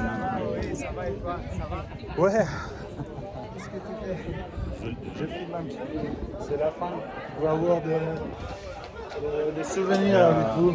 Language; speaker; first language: French; non-native, fluent; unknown